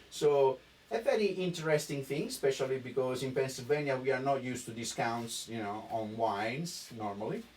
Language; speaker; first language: English; non-native, fluent; Italian